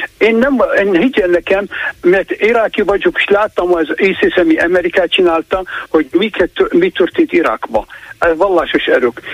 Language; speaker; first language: Hungarian; non-native, fluent; Kurdish